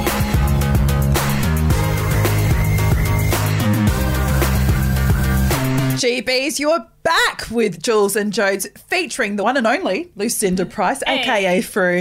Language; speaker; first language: English; native; English